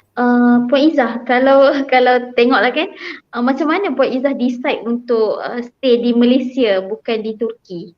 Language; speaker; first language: Malay; native; Malay